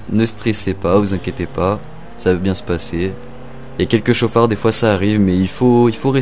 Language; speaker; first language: French; native; French